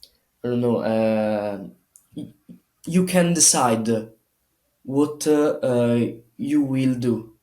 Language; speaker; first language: English; non-native, learner; Italian